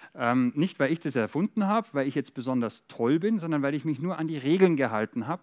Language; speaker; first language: German; native; German